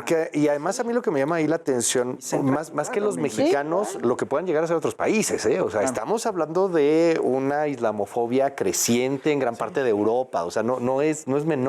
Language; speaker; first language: Spanish; native; Spanish